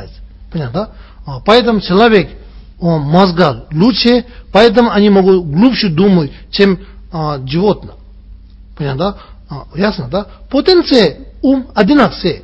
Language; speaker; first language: Russian; non-native, learner; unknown